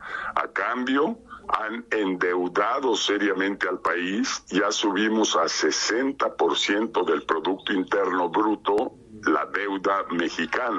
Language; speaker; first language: Spanish; native; Spanish